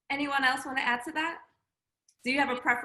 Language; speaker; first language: English; native; English